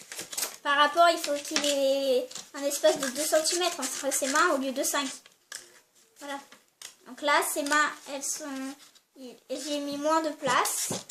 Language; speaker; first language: French; native; French